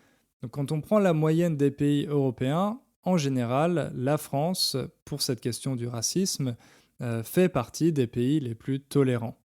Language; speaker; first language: French; native; French